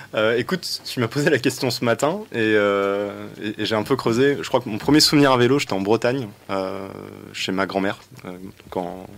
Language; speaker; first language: French; native; French